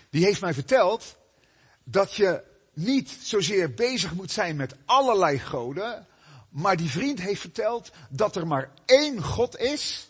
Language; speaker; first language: Dutch; native; Dutch